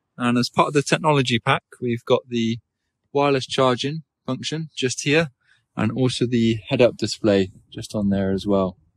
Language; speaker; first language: English; native; English